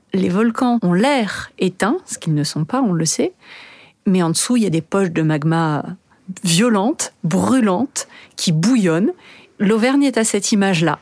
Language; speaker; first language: French; native; French